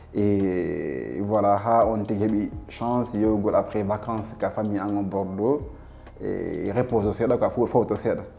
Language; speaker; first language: French; non-native, local second language; Fula